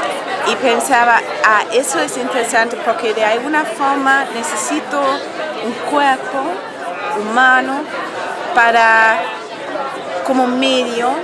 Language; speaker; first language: Spanish; non-native, fluent; German